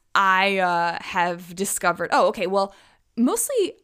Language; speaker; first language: English; early bilingual, other home language; Czech